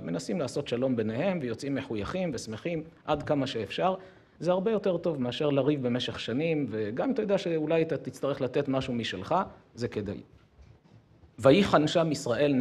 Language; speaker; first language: Hebrew; native; Hebrew